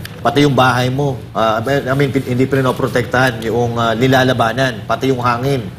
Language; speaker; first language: Filipino; native; Filipino